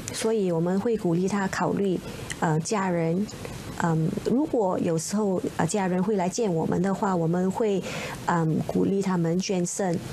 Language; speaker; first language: Chinese; native; Chinese